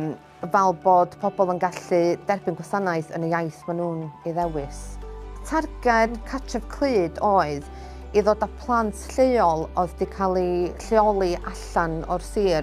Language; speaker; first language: Welsh; native; Welsh